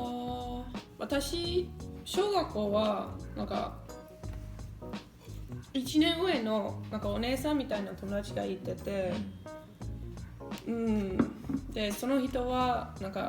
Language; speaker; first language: Japanese; non-native, fluent; English